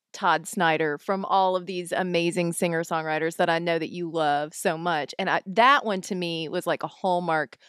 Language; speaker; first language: English; native; English